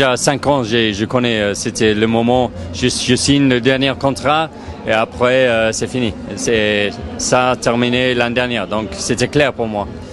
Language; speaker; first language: French; non-native, fluent; English